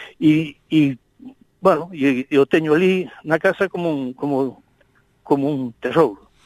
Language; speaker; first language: Galician; non-native, local second language; Spanish